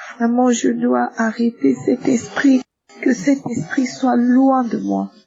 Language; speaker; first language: French; non-native, local second language; Lingala